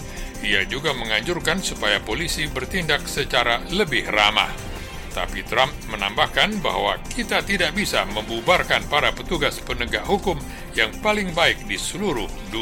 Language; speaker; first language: Indonesian; native; Indonesian